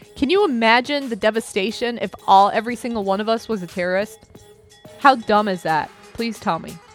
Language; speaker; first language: English; early bilingual, other home language; German